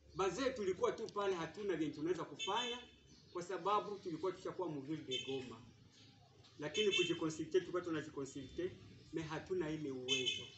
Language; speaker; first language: Swahili; non-native, local second language; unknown